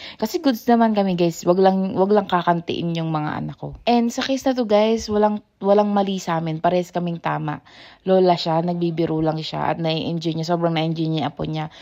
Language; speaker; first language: Filipino; native; Filipino